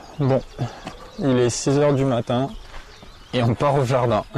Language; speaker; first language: French; native; French